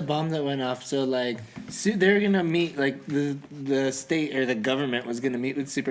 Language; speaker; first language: English; native; English